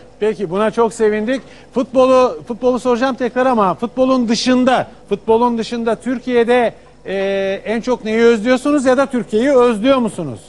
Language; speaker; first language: Turkish; native; Turkish